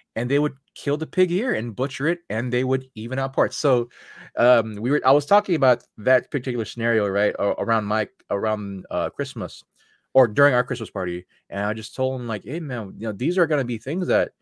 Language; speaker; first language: English; early bilingual, other home language; Filipino